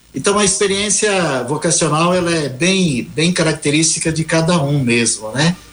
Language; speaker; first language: Portuguese; native; Portuguese